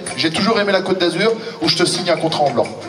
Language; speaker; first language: French; native; French